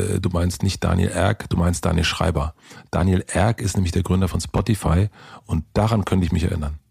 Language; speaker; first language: German; native; German